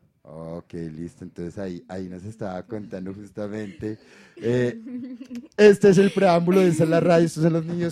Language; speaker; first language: Spanish; native; Spanish